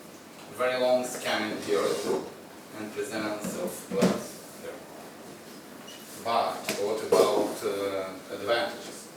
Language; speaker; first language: English; non-native, learner; Ukrainian